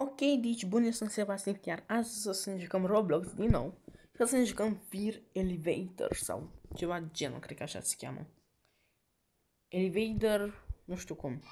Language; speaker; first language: Romanian; native; Romanian